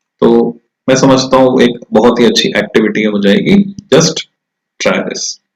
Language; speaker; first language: Hindi; native; Hindi